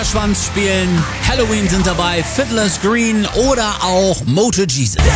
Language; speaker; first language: German; native; German